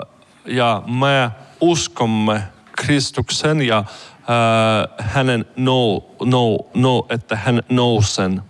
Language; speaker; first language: Finnish; non-native, learner; Ukrainian